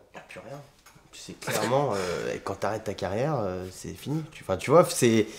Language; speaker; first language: French; native; French